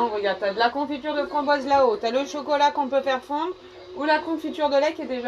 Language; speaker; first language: French; native; French